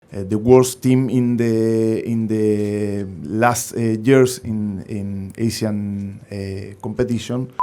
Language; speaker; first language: English; non-native, learner; Spanish